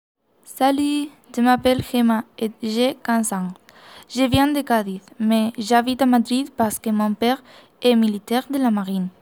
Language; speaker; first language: French; non-native, learner; Spanish